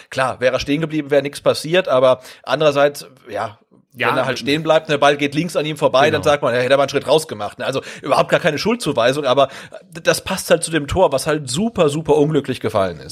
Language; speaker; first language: German; native; German